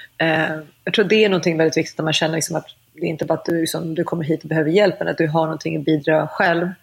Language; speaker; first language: Swedish; native; Swedish